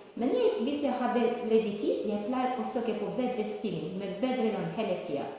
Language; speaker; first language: Norwegian; non-native, learner; Ukrainian